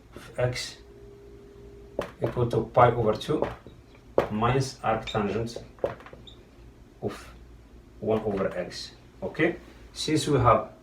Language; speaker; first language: English; non-native, fluent; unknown